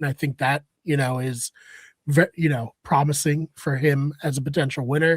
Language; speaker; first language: English; native; English